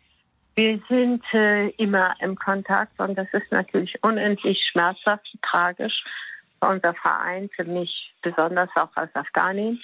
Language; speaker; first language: German; non-native, fluent; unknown